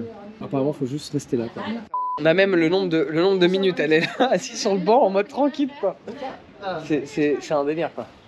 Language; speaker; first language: French; native; French